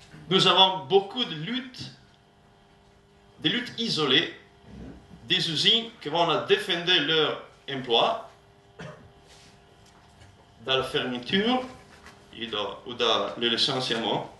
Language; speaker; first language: French; non-native, learner; Italian